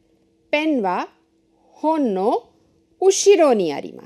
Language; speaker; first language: Japanese; non-native, fluent; Hindi